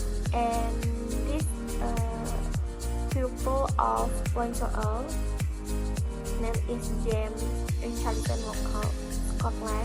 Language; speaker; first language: English; non-native, learner; Indonesian